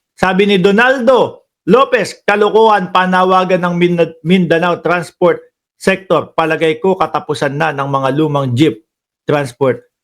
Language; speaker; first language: Filipino; native; Filipino